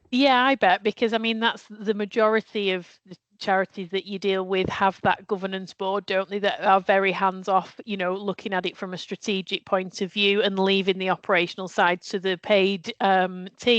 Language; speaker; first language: English; native; English